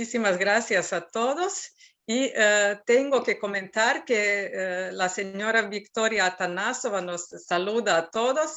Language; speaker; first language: Spanish; non-native, fluent; Serbian